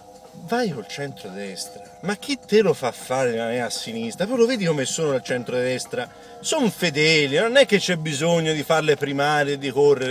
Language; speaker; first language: Italian; native; Italian